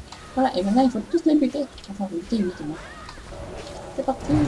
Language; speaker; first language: French; native; French